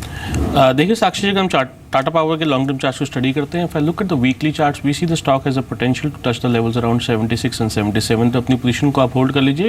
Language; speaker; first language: Hindi; native; Hindi